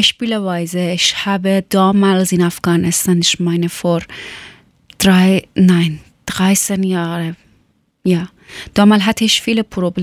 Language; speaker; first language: German; non-native, learner; Persian